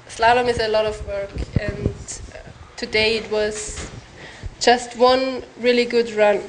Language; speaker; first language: English; non-native, learner; German